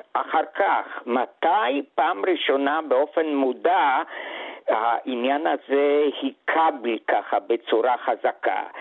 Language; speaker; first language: Hebrew; non-native, fluent; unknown